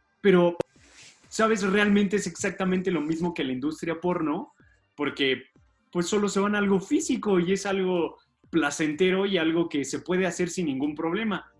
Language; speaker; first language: Spanish; native; Spanish